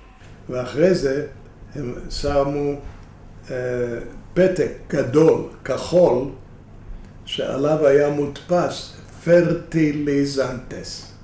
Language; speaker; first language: Hebrew; non-native, fluent; Spanish